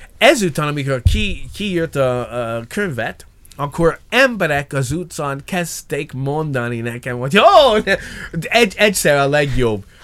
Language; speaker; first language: Hungarian; non-native, learner; English